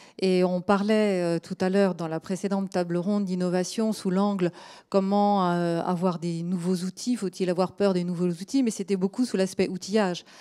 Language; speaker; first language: French; native; French